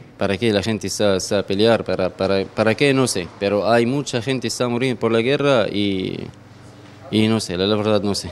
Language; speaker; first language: Spanish; non-native, learner; Arabic